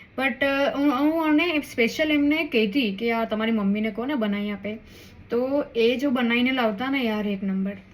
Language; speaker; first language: Gujarati; non-native, local second language; Marwari